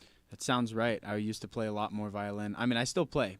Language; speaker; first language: English; native; English